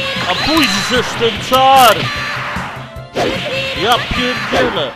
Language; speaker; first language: Polish; native; Polish